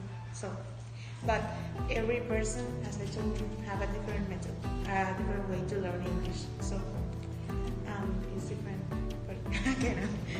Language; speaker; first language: English; non-native, fluent; Spanish